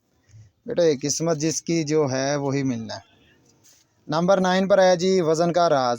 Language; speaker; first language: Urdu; non-native, local second language; Punjabi